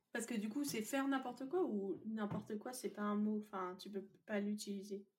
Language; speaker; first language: French; native; French